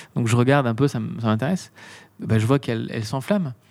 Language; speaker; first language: French; native; French